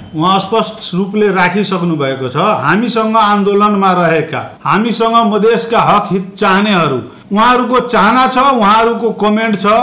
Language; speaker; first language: Nepali; non-native, local second language; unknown